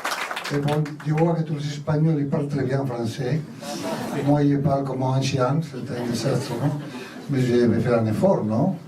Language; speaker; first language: French; non-native, learner; Spanish